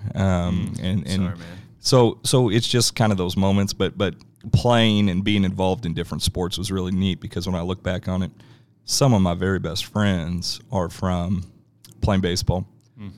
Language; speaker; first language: English; native; English